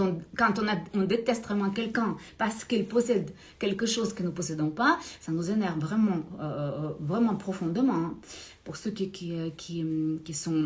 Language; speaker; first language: French; non-native, fluent; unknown